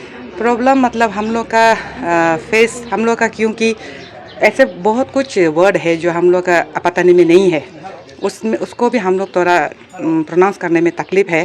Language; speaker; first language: Hindi; non-native, local second language; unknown